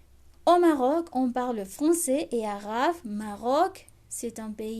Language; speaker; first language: French; non-native, fluent; Spanish